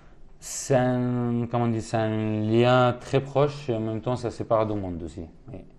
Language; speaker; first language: French; non-native, fluent; Arabic